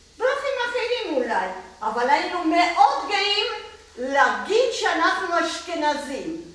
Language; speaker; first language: Hebrew; non-native, fluent; Spanish